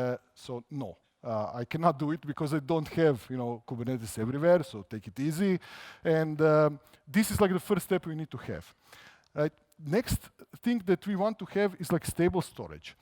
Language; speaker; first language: English; non-native, fluent; Croatian